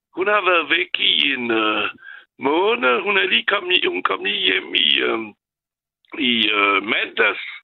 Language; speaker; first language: Danish; non-native, fluent; French